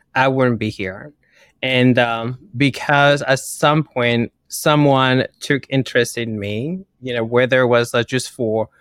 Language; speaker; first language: English; early bilingual, other home language; Kinyarwanda